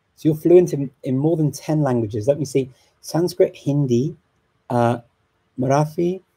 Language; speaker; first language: English; native; English